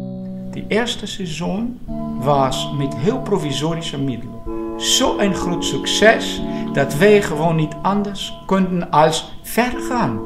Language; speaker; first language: Dutch; non-native, fluent; Portuguese